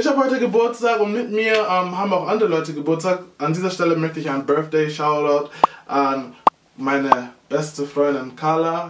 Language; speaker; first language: German; early bilingual, heritage; German